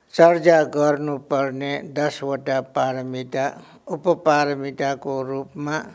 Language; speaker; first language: Nepali; non-native, local second language; Newari